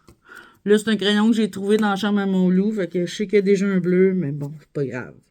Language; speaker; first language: French; native; French